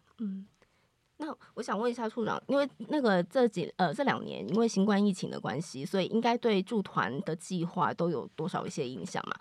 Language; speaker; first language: Chinese; native; Chinese